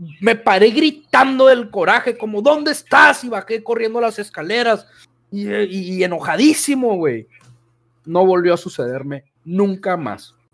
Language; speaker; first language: Spanish; native; Spanish